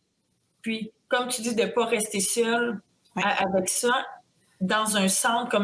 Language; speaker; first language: French; native; French